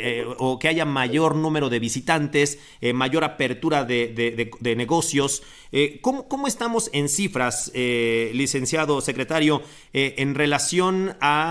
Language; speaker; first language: Spanish; native; Spanish